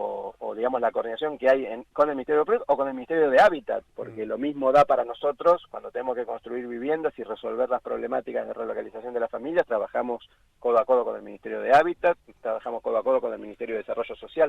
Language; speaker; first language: Spanish; native; Spanish